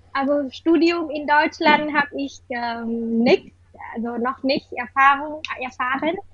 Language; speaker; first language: German; non-native, learner; Vietnamese